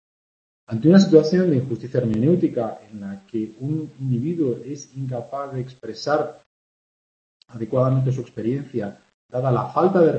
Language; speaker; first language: Spanish; native; Spanish